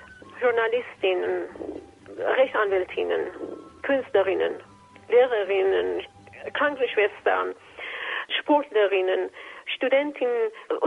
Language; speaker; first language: German; non-native, fluent; Persian